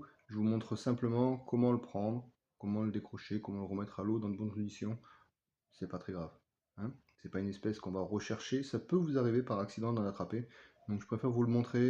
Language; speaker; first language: French; native; French